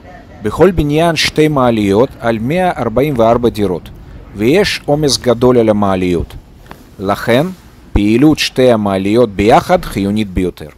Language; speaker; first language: Hebrew; native; Hebrew